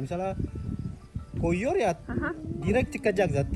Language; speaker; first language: Turkish; non-native, learner; Indonesian